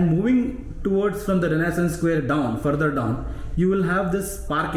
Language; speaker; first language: English; non-native, local second language; Hindi